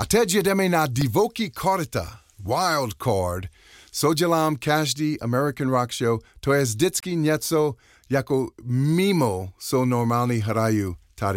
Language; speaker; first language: Czech; non-native, learner; English